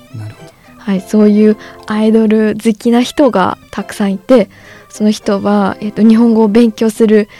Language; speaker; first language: Japanese; non-native, fluent; Chinese